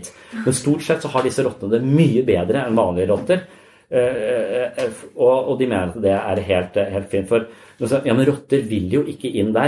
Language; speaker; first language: Norwegian; native; Norwegian